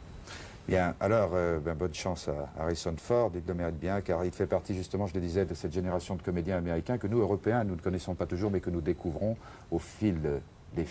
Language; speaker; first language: French; native; French